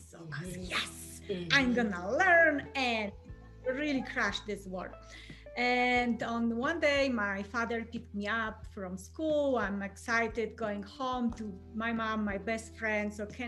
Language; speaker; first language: English; non-native, fluent; Polish